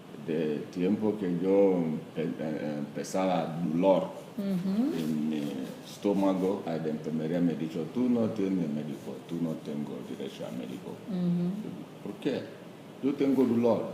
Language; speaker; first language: Spanish; non-native, learner; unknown